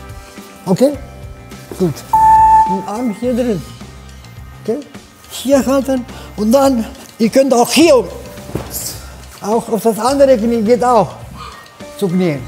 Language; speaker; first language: German; non-native, fluent; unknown